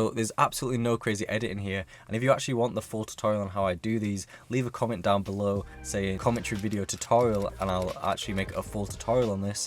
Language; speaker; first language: English; native; English